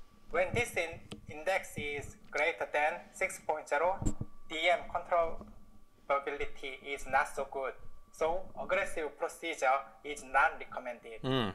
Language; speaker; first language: English; non-native, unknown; Korean